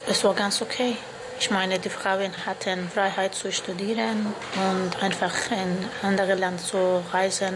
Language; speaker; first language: German; non-native, fluent; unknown